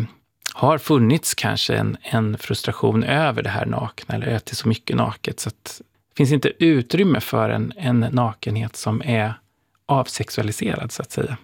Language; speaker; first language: Swedish; native; Swedish